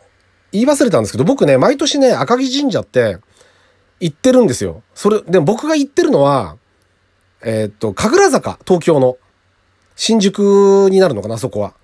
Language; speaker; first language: Japanese; native; Japanese